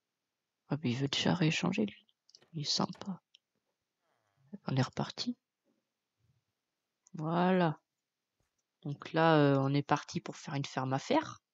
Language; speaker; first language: French; native; French